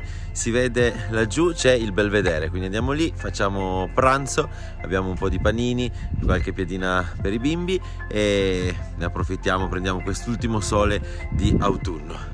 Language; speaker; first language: Italian; native; Italian